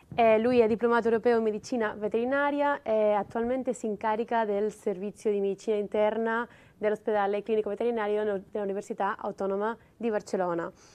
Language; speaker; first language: Italian; non-native, fluent; Spanish